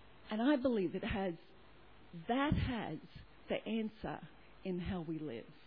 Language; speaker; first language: English; native; English